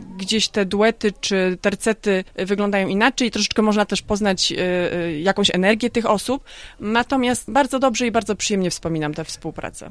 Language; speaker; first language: Polish; native; Polish